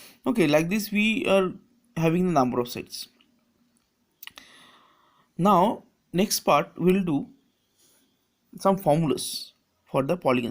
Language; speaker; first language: English; non-native, local second language; Bangla